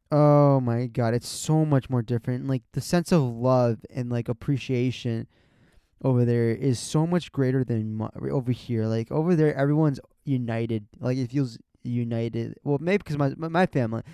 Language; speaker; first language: English; early bilingual, other home language; Spanish